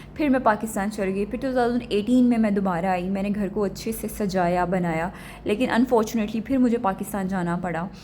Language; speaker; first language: Urdu; native; Urdu